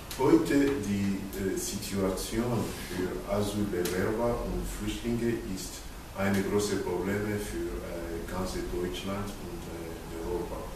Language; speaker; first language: German; non-native, learner; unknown